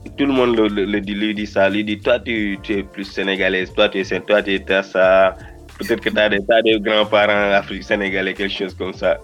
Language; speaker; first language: French; non-native, local second language; Wolof